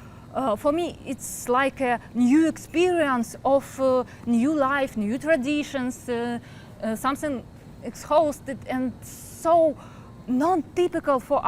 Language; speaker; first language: English; non-native, learner; Ukrainian